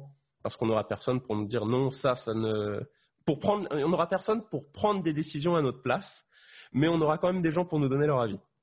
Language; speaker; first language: French; native; French